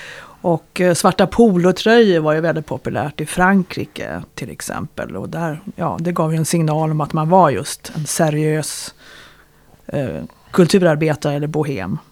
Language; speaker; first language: Swedish; native; Swedish